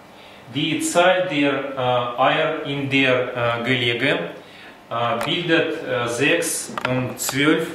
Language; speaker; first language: German; non-native, learner; Russian